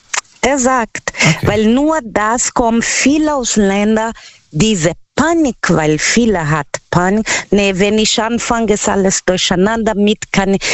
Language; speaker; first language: German; non-native, learner; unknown